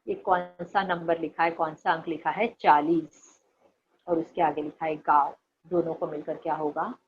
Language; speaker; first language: Hindi; non-native, local second language; Marathi